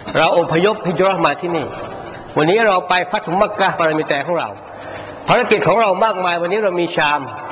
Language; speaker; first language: Thai; non-native, local second language; Pattani Malay